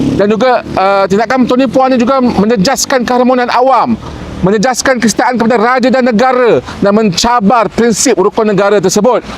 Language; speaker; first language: Malay; native; Malay